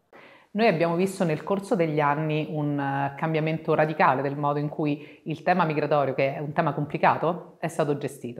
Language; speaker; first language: Italian; native; Italian